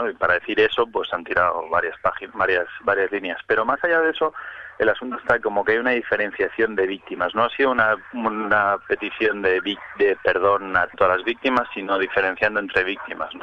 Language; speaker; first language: Spanish; native; Spanish